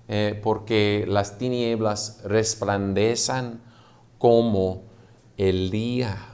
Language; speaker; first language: Spanish; non-native, fluent; English